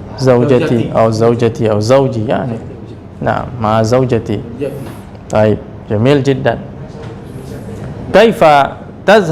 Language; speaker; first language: Arabic; non-native, fluent; Indonesian